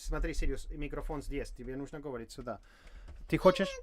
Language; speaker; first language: Russian; non-native, learner; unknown